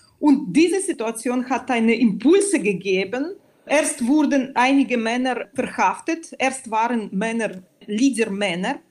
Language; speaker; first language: German; non-native, fluent; Belarusian